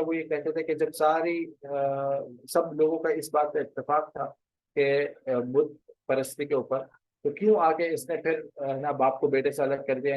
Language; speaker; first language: Urdu; native; Urdu